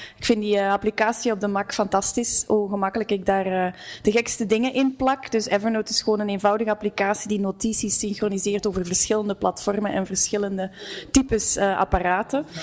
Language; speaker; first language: Dutch; native; Dutch